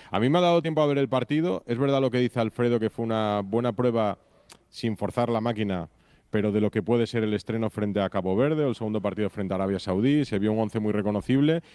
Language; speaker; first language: Spanish; native; Spanish